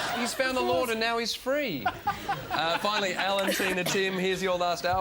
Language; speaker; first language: English; native; English